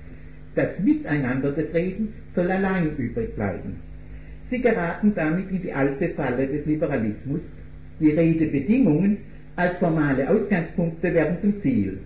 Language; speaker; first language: German; native; German